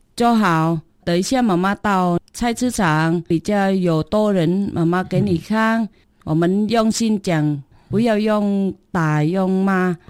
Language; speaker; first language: Chinese; non-native, learner; Vietnamese